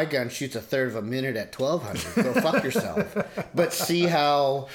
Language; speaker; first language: English; native; English